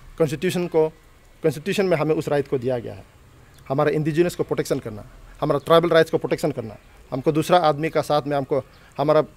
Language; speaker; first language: Hindi; non-native, local second language; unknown